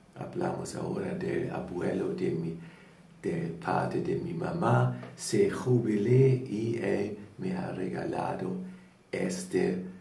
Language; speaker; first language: Spanish; non-native, learner; German